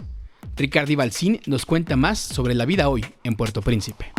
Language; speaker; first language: Spanish; native; Spanish